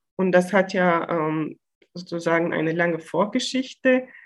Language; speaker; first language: German; non-native, fluent; Bulgarian